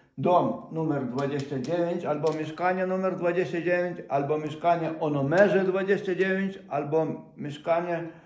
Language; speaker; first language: Polish; non-native, fluent; Ukrainian